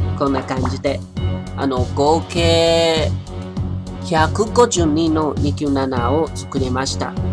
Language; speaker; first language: Japanese; non-native, learner; Chinese